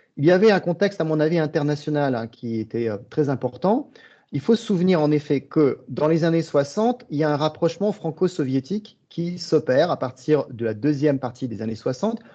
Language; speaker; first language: French; early bilingual, other home language; Russian